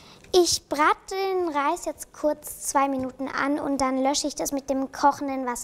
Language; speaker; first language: German; native; German